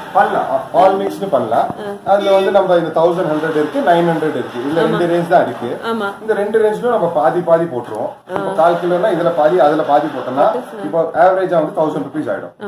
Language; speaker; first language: Tamil; non-native, local second language; Kashmiri